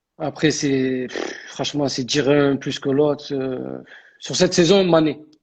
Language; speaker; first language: French; early bilingual, other home language; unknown